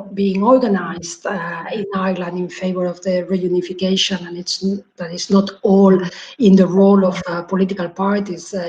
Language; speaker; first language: English; non-native, fluent; Catalan